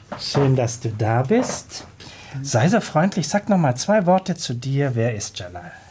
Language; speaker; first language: German; native; German